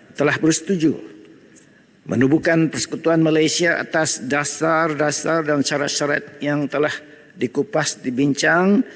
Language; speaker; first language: Malay; non-native, local second language; Central Dusun